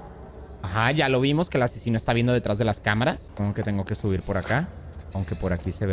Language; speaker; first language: Spanish; native; Spanish